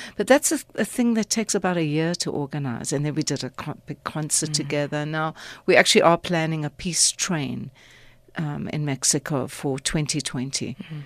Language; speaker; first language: English; native; English